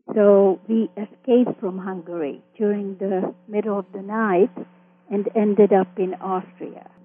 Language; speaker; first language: English; early bilingual, other home language; Hungarian